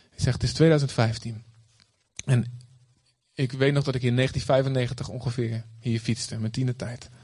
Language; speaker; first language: Dutch; native; Dutch